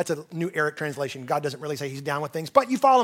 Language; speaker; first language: English; native; English